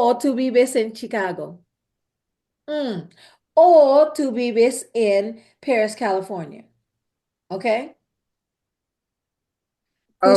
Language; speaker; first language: Spanish; non-native, fluent; English